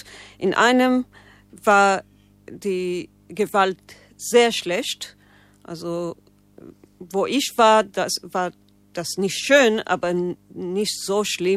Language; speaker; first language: German; non-native, fluent; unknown